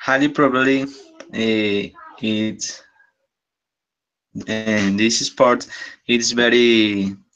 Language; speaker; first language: English; non-native, learner; Spanish